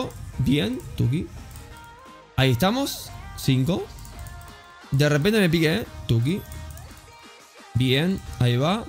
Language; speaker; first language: Spanish; native; Spanish